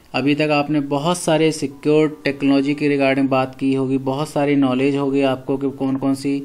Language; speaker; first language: Hindi; native; Hindi